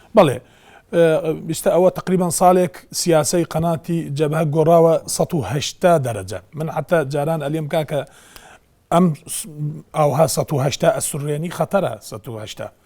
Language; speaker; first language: Central Kurdish; non-native, local second language; Azerbaijani